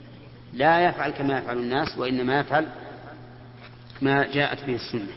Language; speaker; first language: Arabic; native; Arabic